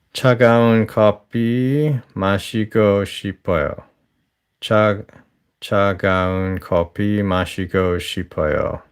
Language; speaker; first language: Korean; non-native, learner; English